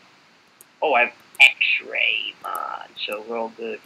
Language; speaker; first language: English; native; English